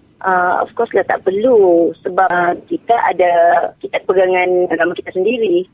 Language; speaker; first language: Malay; non-native, local second language; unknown